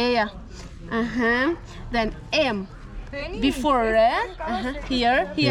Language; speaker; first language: English; non-native, learner; Armenian